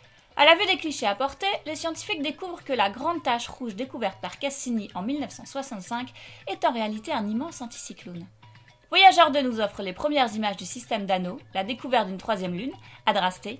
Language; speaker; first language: French; native; French